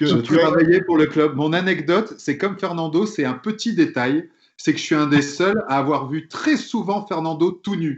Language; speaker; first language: French; native; French